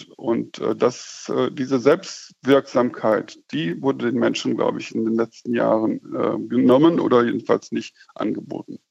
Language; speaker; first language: German; native; German